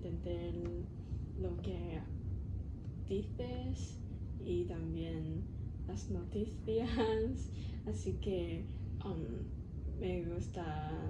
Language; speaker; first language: Spanish; non-native, learner; Cantonese